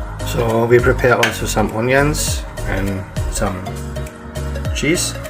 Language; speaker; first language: English; non-native, learner; German